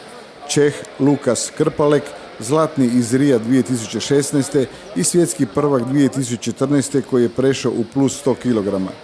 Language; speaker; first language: Croatian; native; Croatian